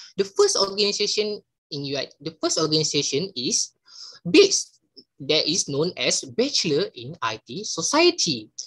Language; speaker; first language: English; non-native, local second language; Malay